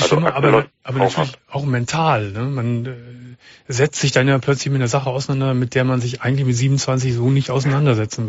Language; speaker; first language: German; native; German